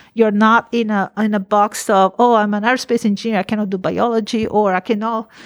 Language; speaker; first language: English; non-native, fluent; Italian